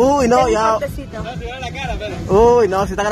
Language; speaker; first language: Spanish; native; Spanish